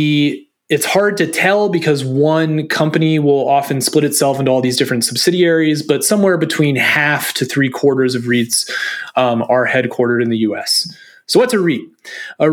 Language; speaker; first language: English; native; English